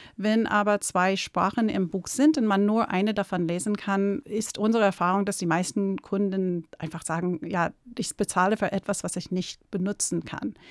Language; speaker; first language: German; non-native, fluent; English